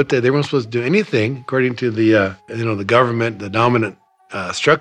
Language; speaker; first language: English; native; English